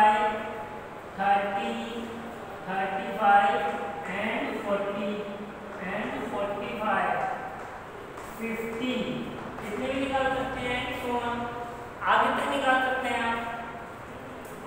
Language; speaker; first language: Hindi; native; Hindi